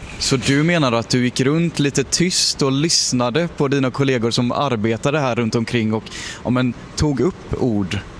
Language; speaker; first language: Swedish; native; Swedish